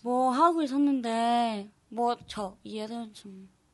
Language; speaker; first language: Korean; non-native, learner; Spanish